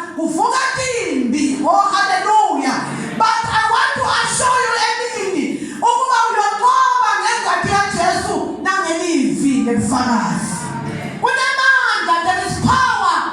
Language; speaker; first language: Zulu; non-native, local second language; Swati